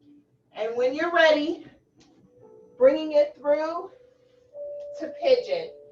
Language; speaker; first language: English; native; English